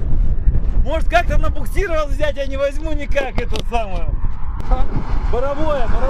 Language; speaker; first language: Russian; native; Russian